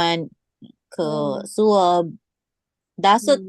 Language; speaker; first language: Korean; non-native, learner; English